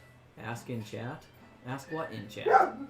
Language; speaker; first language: English; native; English